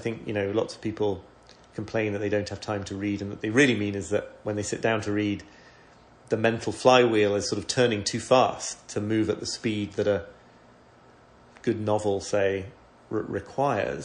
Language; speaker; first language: English; native; English